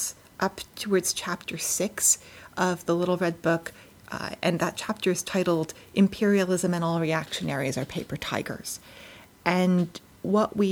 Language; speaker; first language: English; native; English